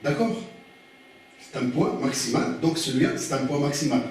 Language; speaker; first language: French; non-native, local second language; Arabic